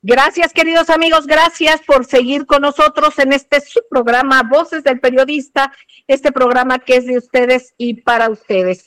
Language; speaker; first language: Spanish; native; Spanish